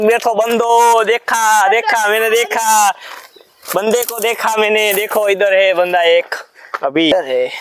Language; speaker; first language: Hindi; non-native, local second language; Gujarati